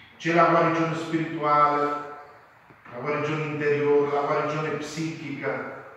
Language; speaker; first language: Italian; native; Italian